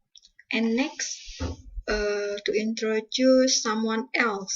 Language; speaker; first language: English; non-native, fluent; Indonesian